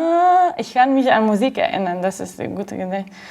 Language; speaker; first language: German; non-native, fluent; Arabic